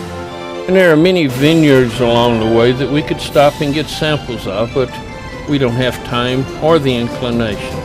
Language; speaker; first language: English; native; English